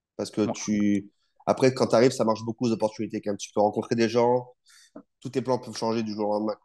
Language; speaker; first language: French; native; French